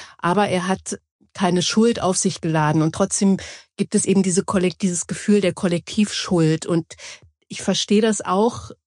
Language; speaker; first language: German; native; German